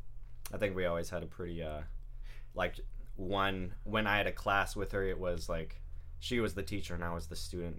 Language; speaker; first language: English; native; English